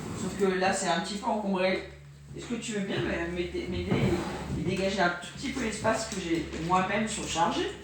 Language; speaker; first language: French; native; French